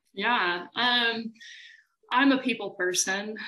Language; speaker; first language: English; native; English